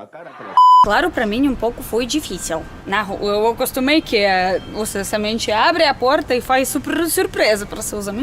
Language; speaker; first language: Portuguese; non-native, fluent; Russian